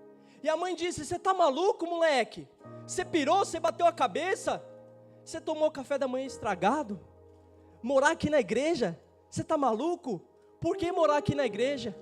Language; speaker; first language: Portuguese; native; Portuguese